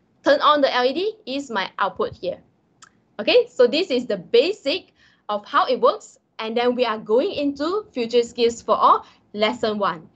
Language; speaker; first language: English; non-native, local second language; Malay